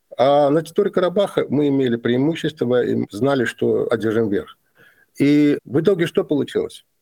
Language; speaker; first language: Russian; non-native, local second language; Azerbaijani